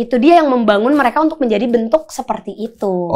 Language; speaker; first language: Indonesian; native; Indonesian